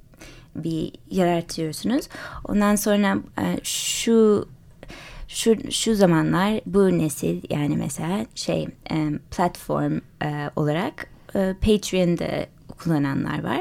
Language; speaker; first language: Turkish; early bilingual, heritage; English